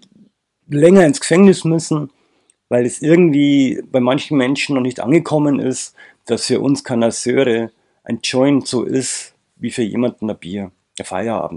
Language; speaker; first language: German; native; German